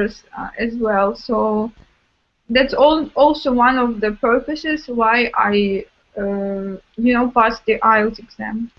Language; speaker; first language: English; non-native, fluent; Russian